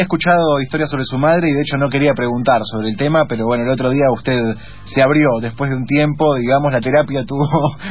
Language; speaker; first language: Spanish; native; Spanish